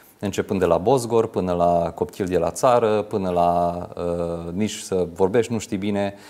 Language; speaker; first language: Romanian; non-native, local second language; Hungarian